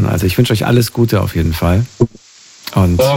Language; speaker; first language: German; native; German